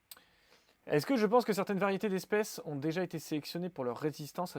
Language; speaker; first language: French; native; French